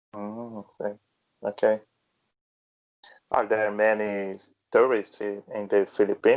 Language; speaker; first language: English; non-native, learner; Portuguese